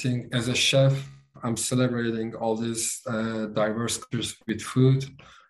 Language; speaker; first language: English; non-native, fluent; Turkish